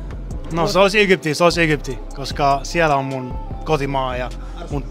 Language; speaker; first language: Finnish; early bilingual, other home language; Arabic